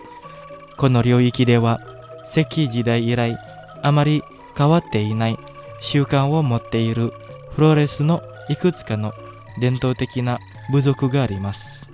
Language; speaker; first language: Japanese; non-native, fluent; Indonesian